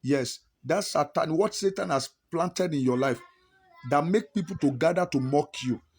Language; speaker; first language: English; non-native, local second language; Yoruba